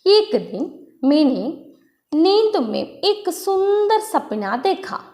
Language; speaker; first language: Hindi; non-native, local second language; Malayalam